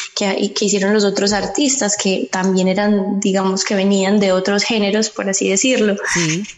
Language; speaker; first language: Spanish; early bilingual, heritage; Spanish